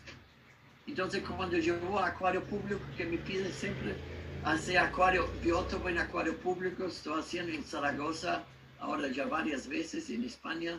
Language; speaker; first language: Spanish; non-native, learner; German